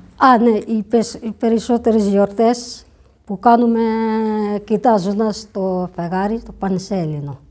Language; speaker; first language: Greek; non-native, fluent; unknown